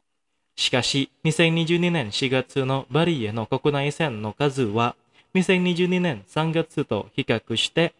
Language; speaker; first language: Japanese; non-native, fluent; Indonesian